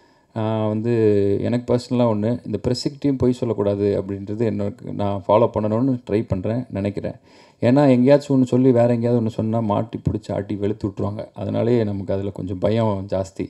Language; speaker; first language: Tamil; native; Tamil